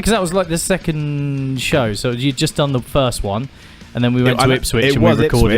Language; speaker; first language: English; native; English